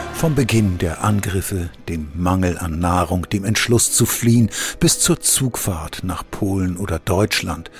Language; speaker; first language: German; native; German